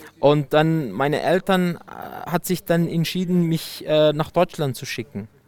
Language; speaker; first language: German; non-native, fluent; Persian